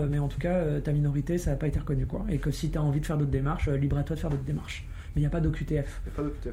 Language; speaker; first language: French; native; French